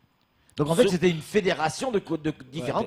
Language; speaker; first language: French; native; French